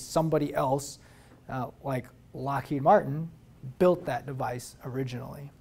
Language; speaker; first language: English; native; English